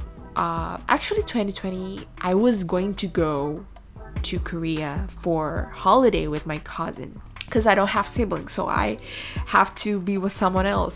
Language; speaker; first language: English; non-native, fluent; Indonesian